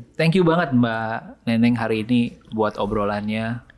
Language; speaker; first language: Indonesian; native; Indonesian